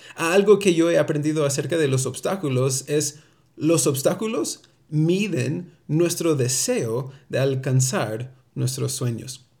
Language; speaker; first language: Spanish; early bilingual, heritage; Spanish